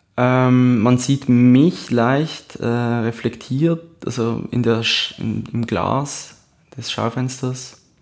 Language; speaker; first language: German; native; German